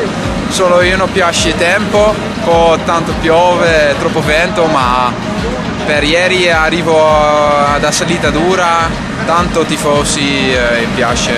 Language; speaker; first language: Italian; non-native, learner; Dutch